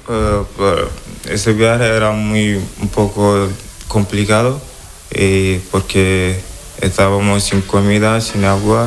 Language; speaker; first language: Spanish; non-native, learner; Wolof